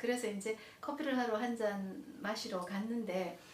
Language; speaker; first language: Korean; native; Korean